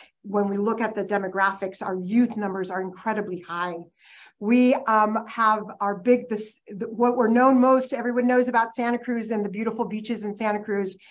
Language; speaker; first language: English; early bilingual, other home language; Spanish